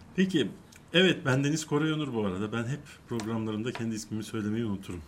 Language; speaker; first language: Turkish; native; Turkish